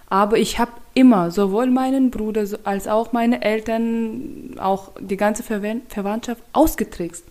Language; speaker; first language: German; non-native, fluent; Turkmen